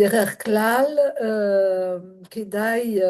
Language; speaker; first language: Hebrew; non-native, learner; French